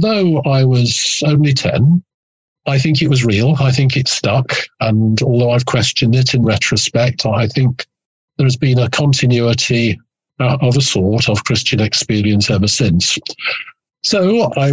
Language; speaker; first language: English; native; English